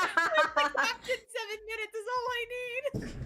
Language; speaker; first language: English; native; English